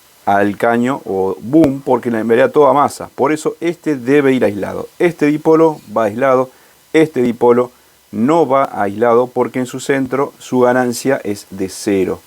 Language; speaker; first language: Spanish; native; Spanish